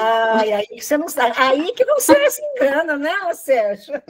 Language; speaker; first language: Portuguese; native; Portuguese